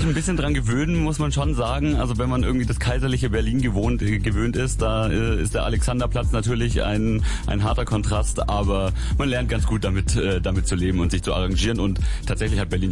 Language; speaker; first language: German; native; German